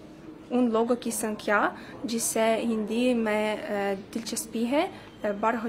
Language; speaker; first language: Hindi; non-native, fluent; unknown